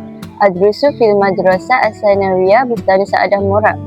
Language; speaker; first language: Arabic; non-native, learner; Malay